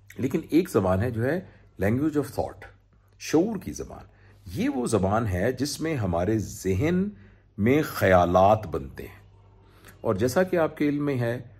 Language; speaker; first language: Urdu; non-native, local second language; Punjabi